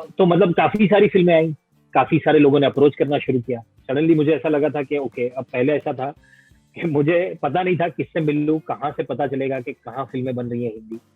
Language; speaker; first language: Hindi; non-native, local second language; Gujarati